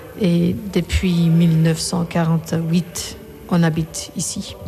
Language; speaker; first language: French; non-native, fluent; Korean